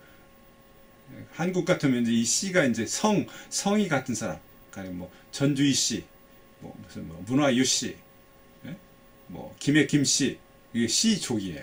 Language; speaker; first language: Korean; native; Korean